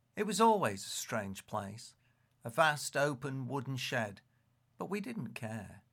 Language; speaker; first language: English; native; English